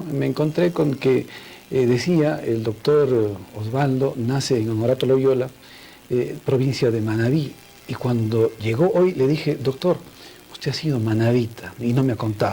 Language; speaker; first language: Spanish; native; Spanish